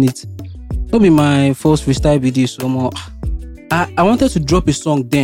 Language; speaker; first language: English; non-native, local second language; Yoruba